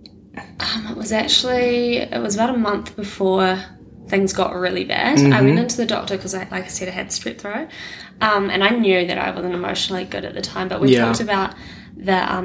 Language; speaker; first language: English; native; English